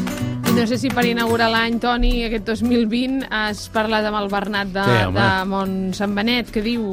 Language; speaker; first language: Catalan; native; Catalan